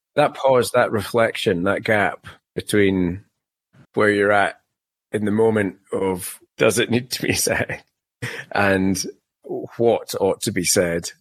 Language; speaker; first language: English; native; English